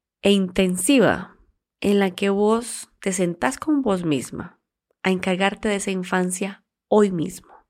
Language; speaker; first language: Spanish; native; Spanish